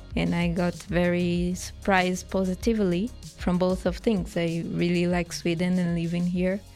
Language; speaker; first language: English; non-native, fluent; Portuguese